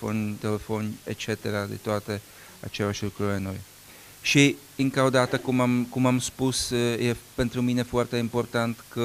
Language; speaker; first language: Romanian; non-native, learner; Czech